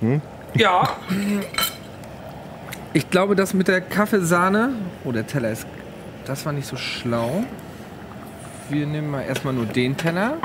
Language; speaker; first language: German; native; German